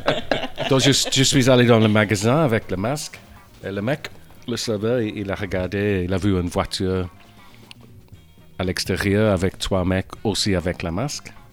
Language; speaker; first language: French; non-native, fluent; English